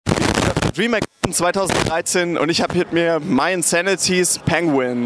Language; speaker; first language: German; native; German